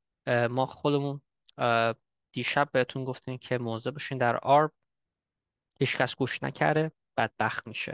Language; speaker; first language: Persian; early bilingual, heritage; Persian